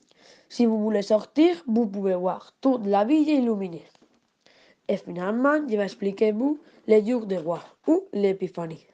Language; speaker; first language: French; non-native, learner; Spanish